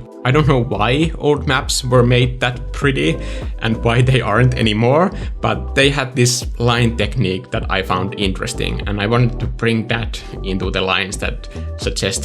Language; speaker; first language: English; non-native, fluent; Finnish